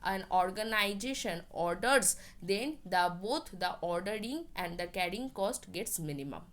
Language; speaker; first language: English; non-native, local second language; Bangla